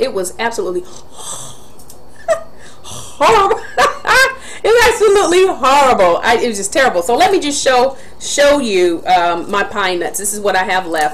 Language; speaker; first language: English; native; English